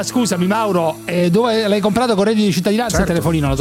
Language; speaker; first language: Italian; native; Italian